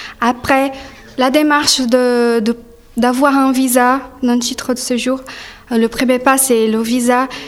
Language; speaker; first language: French; non-native, fluent; Portuguese